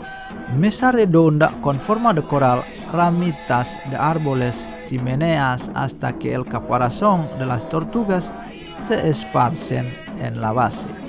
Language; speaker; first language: Spanish; non-native, fluent; Indonesian